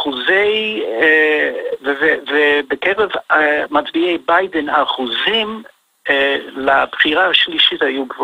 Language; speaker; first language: Hebrew; non-native, fluent; English